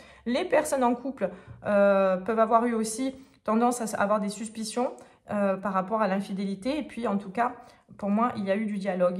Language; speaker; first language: French; native; French